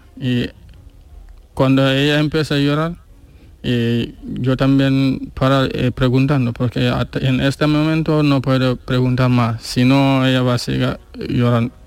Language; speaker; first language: Spanish; non-native, learner; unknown